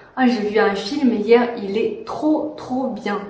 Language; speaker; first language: French; non-native, fluent; Chinese